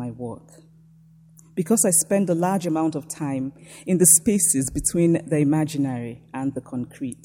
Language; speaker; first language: English; native; English